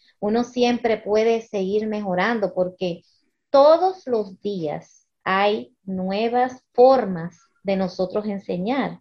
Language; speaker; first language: Spanish; early bilingual, heritage; Spanish